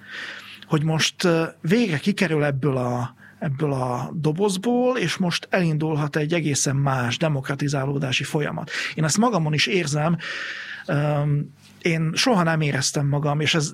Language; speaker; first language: Hungarian; native; Hungarian